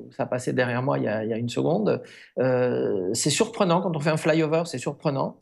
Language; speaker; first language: French; non-native, fluent; Spanish